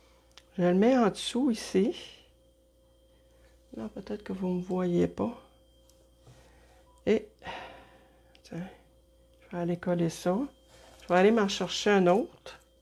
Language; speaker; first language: French; native; French